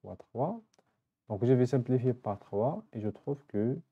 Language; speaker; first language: French; non-native, local second language; Arabic